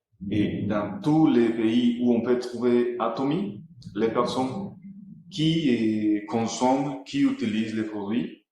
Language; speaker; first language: French; non-native, fluent; Spanish